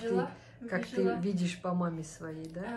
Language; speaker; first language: Russian; native; Russian